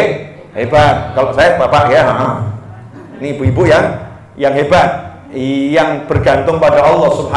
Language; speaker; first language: Indonesian; native; Indonesian